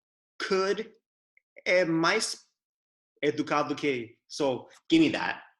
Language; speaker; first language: Portuguese; non-native, fluent; English